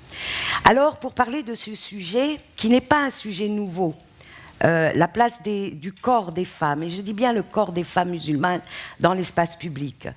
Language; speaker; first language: French; non-native, local second language; Arabic